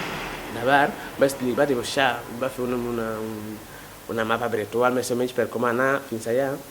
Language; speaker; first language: Catalan; non-native, fluent; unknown